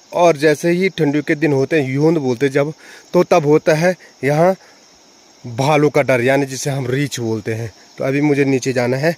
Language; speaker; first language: Hindi; non-native, local second language; Garhwali